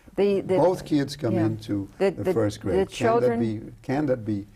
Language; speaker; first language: English; early bilingual, other home language; Spanish